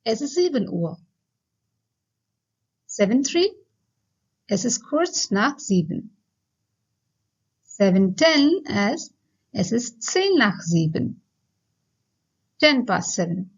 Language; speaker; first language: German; non-native, fluent; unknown